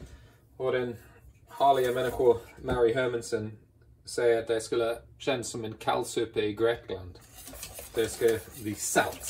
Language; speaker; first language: Swedish; non-native, fluent; English